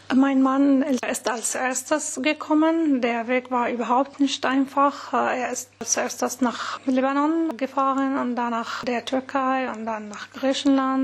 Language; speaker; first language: German; non-native, fluent; Arabic